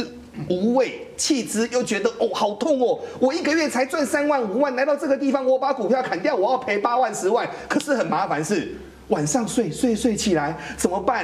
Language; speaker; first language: Chinese; native; Chinese